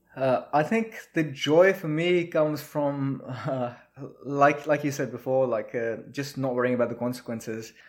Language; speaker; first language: English; non-native, local second language; Urdu